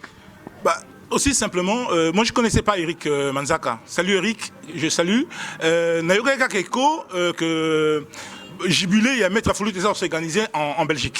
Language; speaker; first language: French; non-native, local second language; Lingala